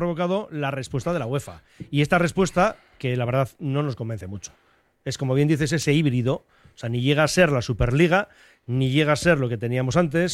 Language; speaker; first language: Spanish; native; Spanish